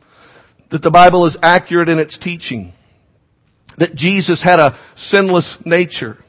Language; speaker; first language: English; native; English